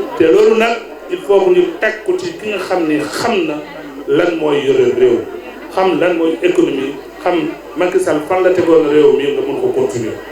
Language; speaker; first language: Wolof; non-native, local second language; Fula